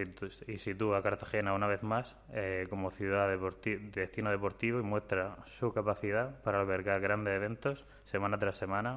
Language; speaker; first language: Spanish; native; Spanish